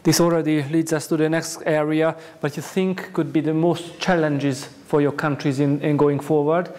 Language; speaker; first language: English; non-native, fluent; Hungarian